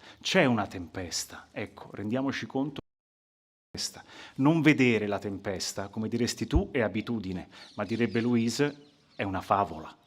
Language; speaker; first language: Italian; native; Italian